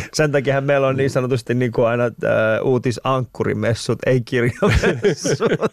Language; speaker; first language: Finnish; early bilingual, other home language; Persian